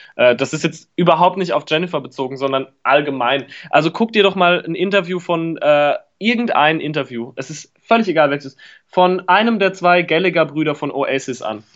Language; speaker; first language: German; native; German